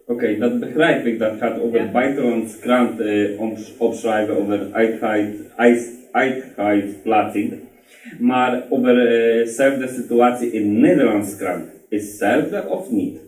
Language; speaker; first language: Dutch; non-native, learner; Polish